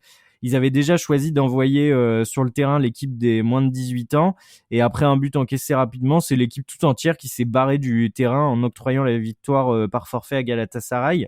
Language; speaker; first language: French; native; French